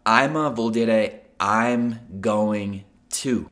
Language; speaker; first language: English; native; English